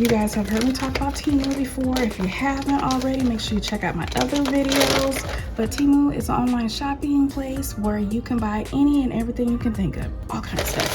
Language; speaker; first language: English; native; English